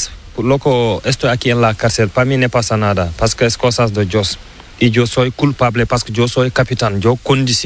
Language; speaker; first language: Spanish; non-native, learner; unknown